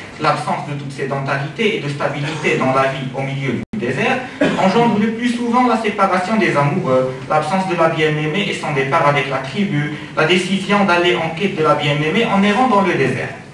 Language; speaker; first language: French; non-native, local second language; Arabic